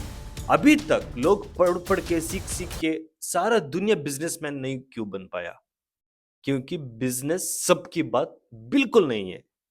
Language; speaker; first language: Hindi; non-native, local second language; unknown